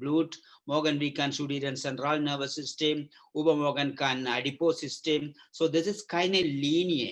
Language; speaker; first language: German; non-native, learner; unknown